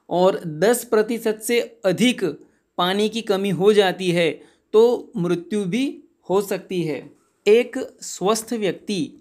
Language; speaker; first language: Hindi; non-native, local second language; Gujarati